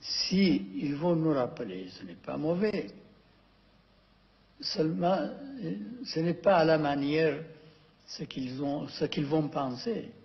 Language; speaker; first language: French; non-native, fluent; Amharic